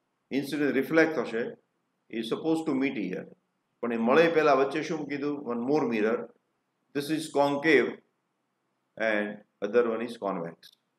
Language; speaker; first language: English; non-native, local second language; Gujarati